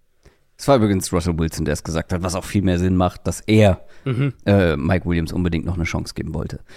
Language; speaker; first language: German; native; German